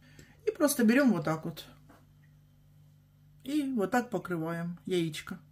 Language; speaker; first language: Russian; native; Russian